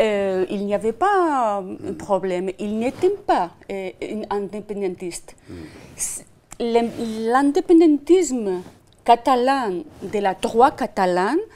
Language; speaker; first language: French; non-native, fluent; Spanish